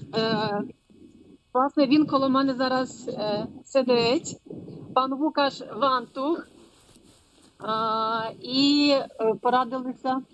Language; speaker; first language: Ukrainian; non-native, fluent; Polish